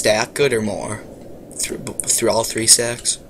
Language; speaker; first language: English; native; English